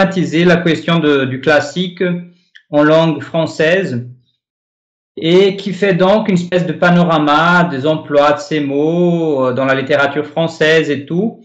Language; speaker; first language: French; non-native, fluent; Portuguese